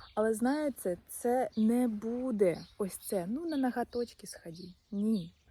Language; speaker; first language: Ukrainian; non-native, local second language; Russian